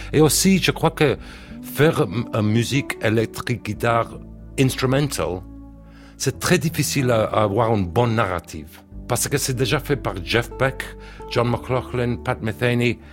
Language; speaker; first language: French; non-native, learner; English